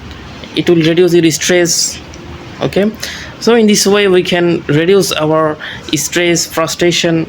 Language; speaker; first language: English; non-native, learner; Bangla